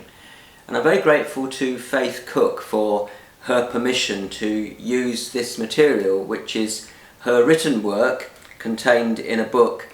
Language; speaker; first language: English; native; English